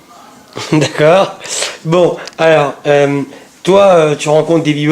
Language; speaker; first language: French; native; French